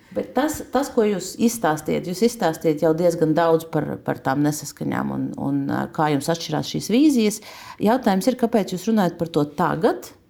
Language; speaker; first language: Latvian; non-native, local second language; Russian